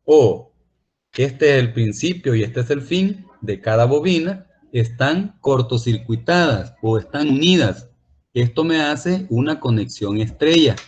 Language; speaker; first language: Spanish; native; Spanish